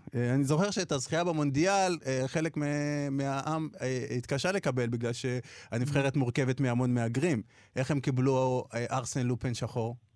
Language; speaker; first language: Hebrew; early bilingual, other home language; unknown